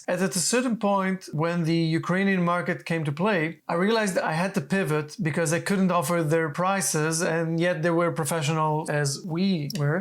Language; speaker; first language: English; non-native, fluent; Hebrew